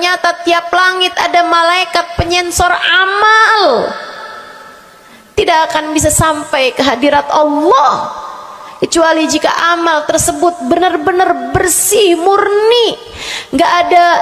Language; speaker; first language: Indonesian; native; Indonesian